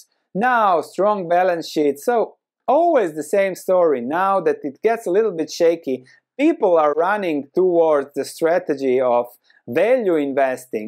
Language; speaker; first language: English; non-native, fluent; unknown